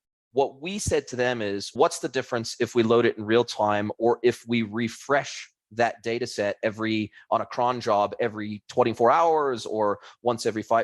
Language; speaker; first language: English; native; English